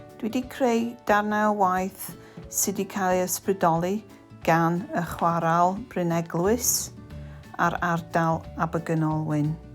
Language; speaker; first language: Welsh; non-native, learner; English